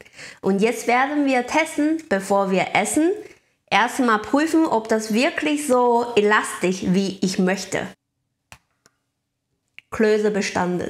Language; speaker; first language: German; non-native, learner; Chinese